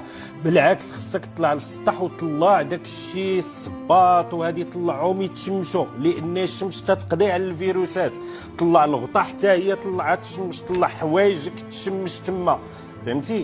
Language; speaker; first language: Arabic; native; Arabic